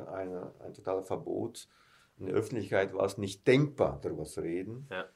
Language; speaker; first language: German; early bilingual, heritage; German